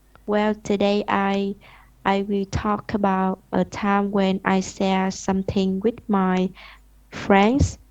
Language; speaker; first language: English; non-native, learner; Vietnamese